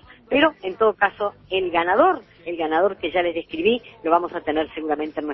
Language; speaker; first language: Spanish; native; Spanish